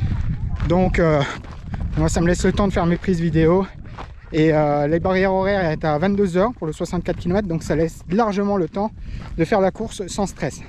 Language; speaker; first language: French; native; French